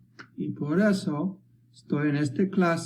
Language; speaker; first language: Spanish; early bilingual, heritage; English